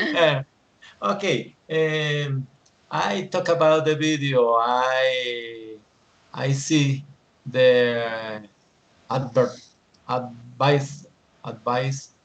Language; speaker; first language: English; non-native, learner; Spanish